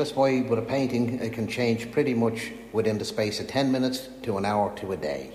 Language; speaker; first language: English; native; English